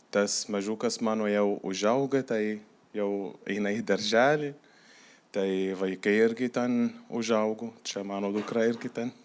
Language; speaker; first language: Lithuanian; non-native, fluent; Arabic